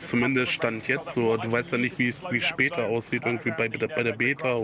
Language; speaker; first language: German; native; German